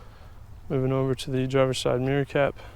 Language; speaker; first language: English; native; English